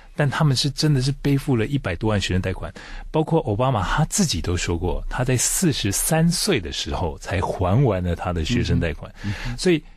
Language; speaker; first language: Chinese; native; Chinese